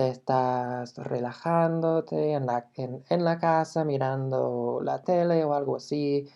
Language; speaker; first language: Spanish; non-native, fluent; English